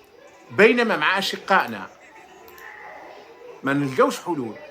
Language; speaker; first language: Arabic; native; Arabic